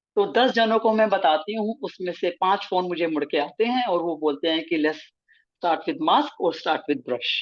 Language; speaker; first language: Hindi; native; Hindi